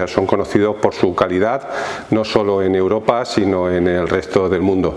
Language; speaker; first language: Spanish; native; Spanish